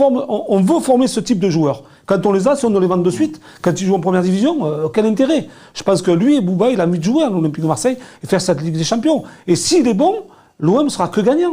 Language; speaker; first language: French; native; French